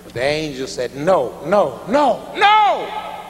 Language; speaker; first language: English; native; English